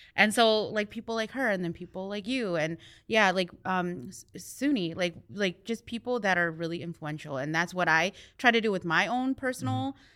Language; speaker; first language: English; early bilingual, other home language; Hmong